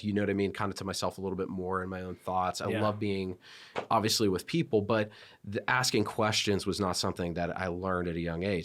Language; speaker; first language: English; native; English